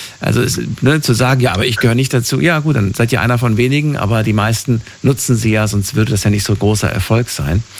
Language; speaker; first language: German; native; German